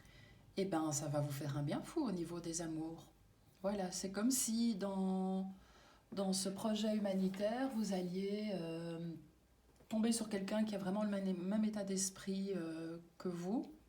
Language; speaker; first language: French; native; French